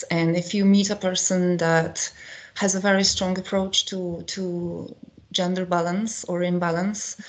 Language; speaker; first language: English; non-native, fluent; Polish